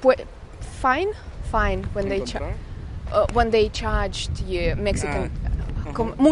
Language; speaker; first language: Spanish; non-native, learner; Russian